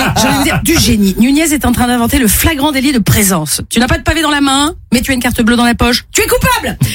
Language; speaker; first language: French; native; French